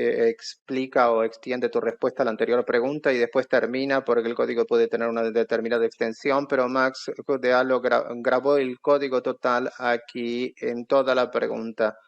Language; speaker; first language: Spanish; non-native, fluent; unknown